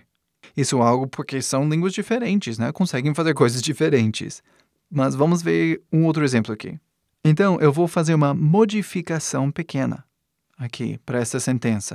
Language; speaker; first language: Portuguese; non-native, fluent; English